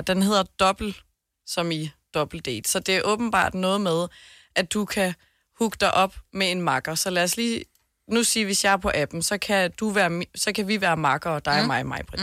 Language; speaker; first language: Danish; native; Danish